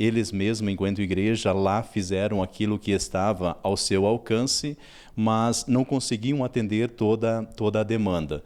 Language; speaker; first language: Portuguese; native; Portuguese